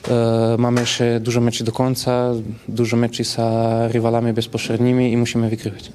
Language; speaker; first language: Polish; non-native, fluent; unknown